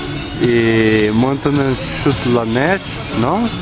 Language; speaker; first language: French; non-native, learner; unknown